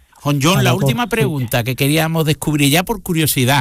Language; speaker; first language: Spanish; native; Spanish